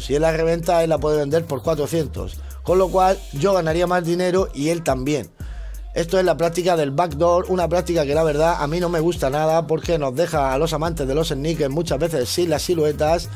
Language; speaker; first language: Spanish; native; Spanish